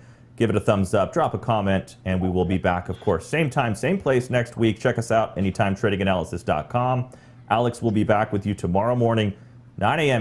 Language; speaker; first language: English; native; English